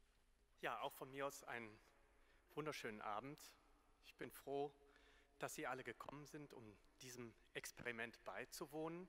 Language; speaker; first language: German; native; German